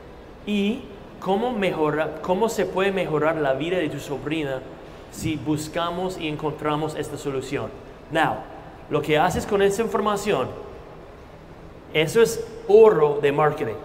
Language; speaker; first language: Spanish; non-native, fluent; English